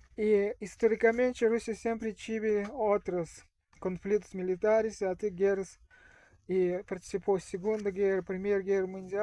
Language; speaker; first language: Portuguese; non-native, fluent; Russian